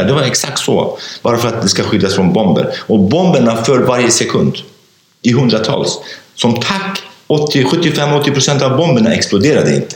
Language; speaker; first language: Swedish; non-native, fluent; Kurdish